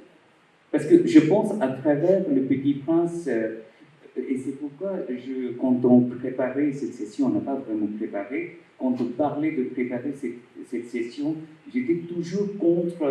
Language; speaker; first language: French; non-native, fluent; Bangla